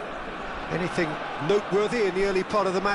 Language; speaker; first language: English; native; English